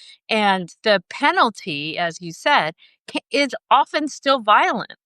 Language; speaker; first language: English; native; English